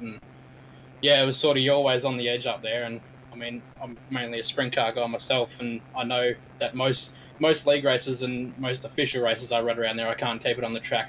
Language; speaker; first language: English; native; English